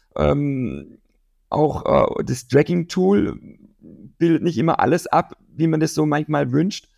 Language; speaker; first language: German; native; German